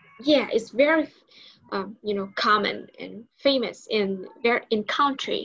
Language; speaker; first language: English; non-native, learner; Vietnamese